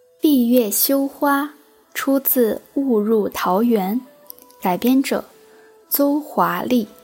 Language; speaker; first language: Chinese; native; Chinese